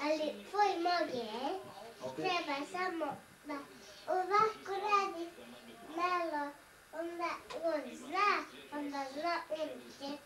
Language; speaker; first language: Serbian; early bilingual, heritage; Serbian